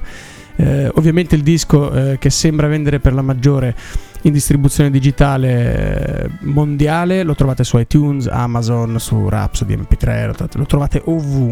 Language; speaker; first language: Italian; native; Italian